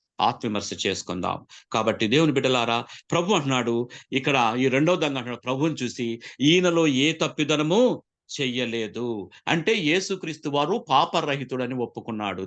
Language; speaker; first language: Telugu; non-native, local second language; Koya